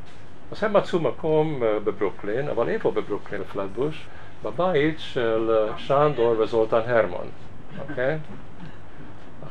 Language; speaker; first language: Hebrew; non-native, fluent; Hungarian